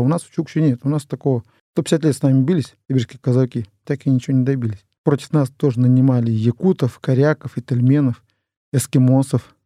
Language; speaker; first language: Russian; non-native, local second language; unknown